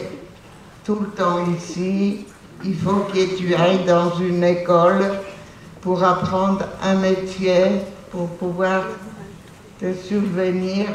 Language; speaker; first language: French; non-native, fluent; Polish